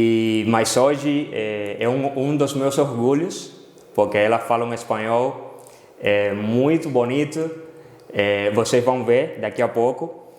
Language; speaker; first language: Portuguese; non-native, fluent; Spanish